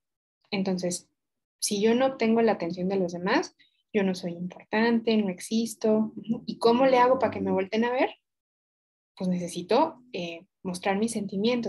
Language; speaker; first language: Spanish; native; Spanish